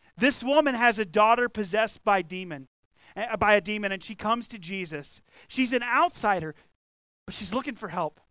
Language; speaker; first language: English; native; English